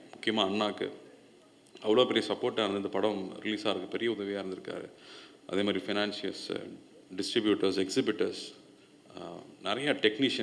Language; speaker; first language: Tamil; native; Tamil